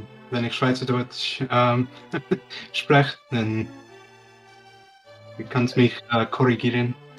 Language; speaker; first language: German; non-native, learner; English